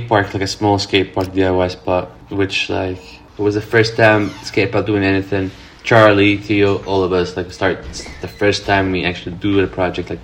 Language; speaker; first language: English; non-native, fluent; Arabic